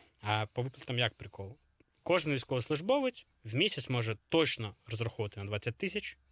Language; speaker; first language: Ukrainian; native; Ukrainian